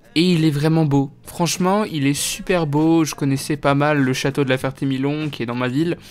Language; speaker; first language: French; native; French